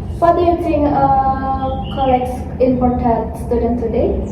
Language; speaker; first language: English; non-native, learner; Indonesian